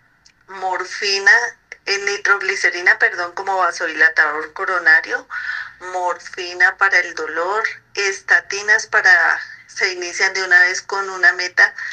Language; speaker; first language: Spanish; native; Spanish